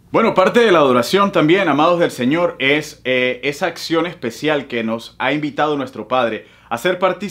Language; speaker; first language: Spanish; native; Spanish